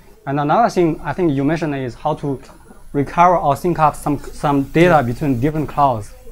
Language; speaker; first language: English; non-native, fluent; Chinese